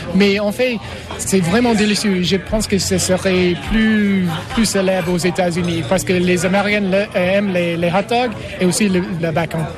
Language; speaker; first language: French; non-native, learner; English